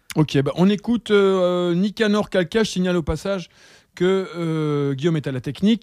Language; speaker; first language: French; native; French